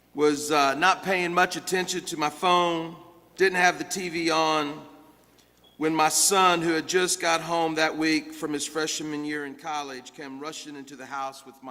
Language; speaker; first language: English; native; English